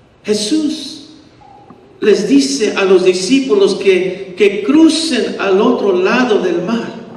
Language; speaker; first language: Spanish; early bilingual, heritage; Spanish